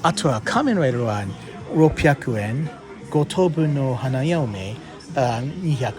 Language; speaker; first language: Japanese; non-native, fluent; English